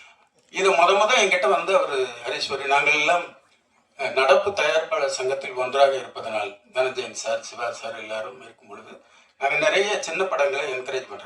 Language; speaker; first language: Tamil; native; Tamil